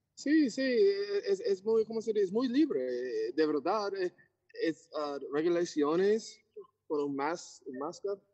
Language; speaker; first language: Spanish; non-native, learner; English